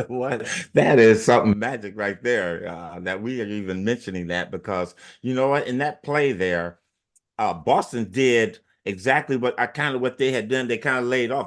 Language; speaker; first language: English; native; English